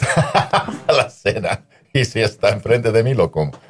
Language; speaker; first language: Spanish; non-native, fluent; English